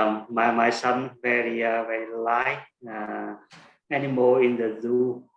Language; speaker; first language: English; non-native, learner; Vietnamese